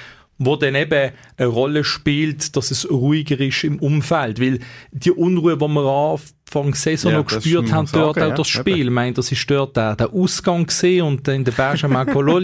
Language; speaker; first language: German; native; German